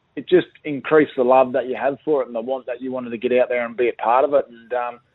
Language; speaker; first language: English; native; English